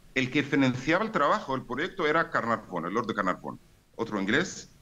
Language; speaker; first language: Spanish; non-native, fluent; Arabic